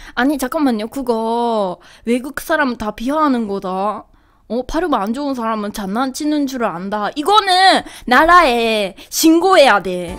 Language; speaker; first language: Korean; non-native, fluent; Japanese